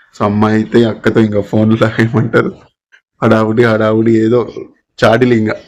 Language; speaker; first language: Telugu; non-native, local second language; Urdu